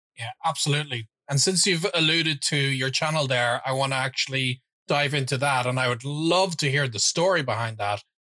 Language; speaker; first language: English; native; English